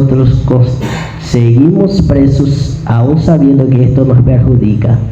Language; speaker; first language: Spanish; native; Spanish